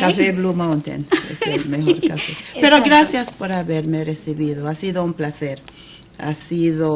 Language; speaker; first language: Spanish; non-native, fluent; English